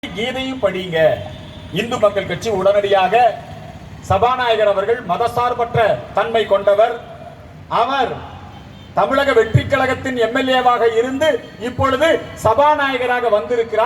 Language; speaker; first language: Tamil; native; Tamil